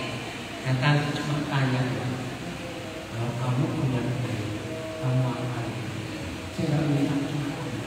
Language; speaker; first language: Indonesian; native; Indonesian